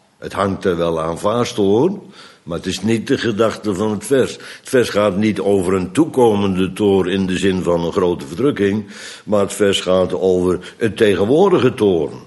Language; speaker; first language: Dutch; native; Dutch